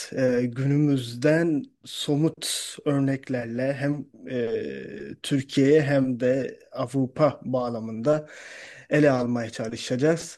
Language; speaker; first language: Turkish; non-native, fluent; Urdu